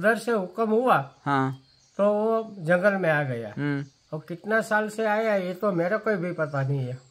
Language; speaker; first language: Hindi; non-native, local second language; Gujarati